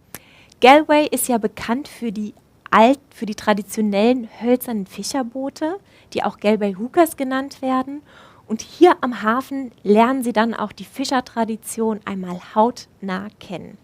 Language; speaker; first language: German; native; German